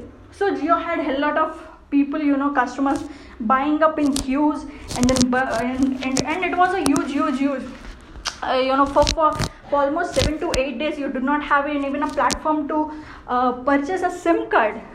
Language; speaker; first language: English; non-native, local second language; Hindi